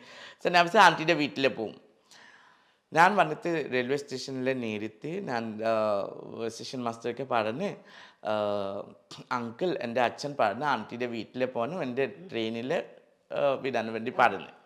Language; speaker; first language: Malayalam; non-native, learner; Assamese